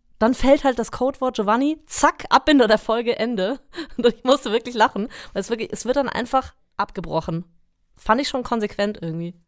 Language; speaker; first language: German; native; German